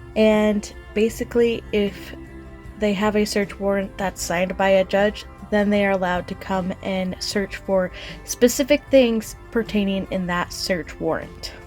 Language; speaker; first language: English; native; English